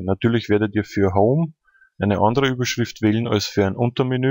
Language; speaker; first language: German; native; German